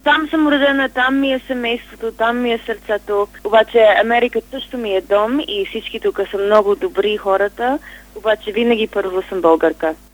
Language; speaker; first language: Bulgarian; early bilingual, heritage; Bulgarian